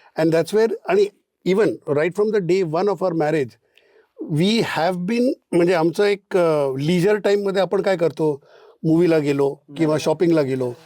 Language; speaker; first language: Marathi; native; Marathi